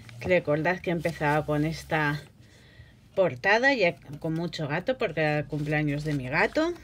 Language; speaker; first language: Spanish; native; Spanish